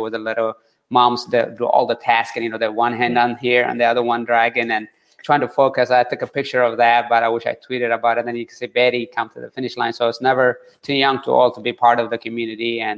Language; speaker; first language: English; early bilingual, other home language; Tigrinya